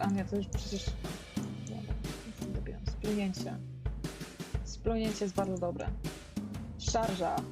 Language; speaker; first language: Polish; native; Polish